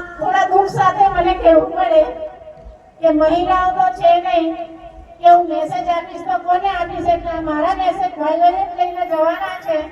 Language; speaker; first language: Gujarati; non-native, local second language; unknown